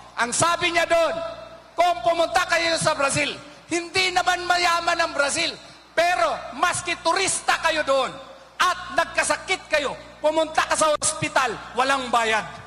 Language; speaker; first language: Filipino; non-native, local second language; Cebuano